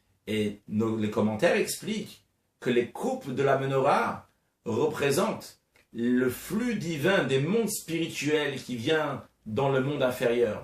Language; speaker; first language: French; native; French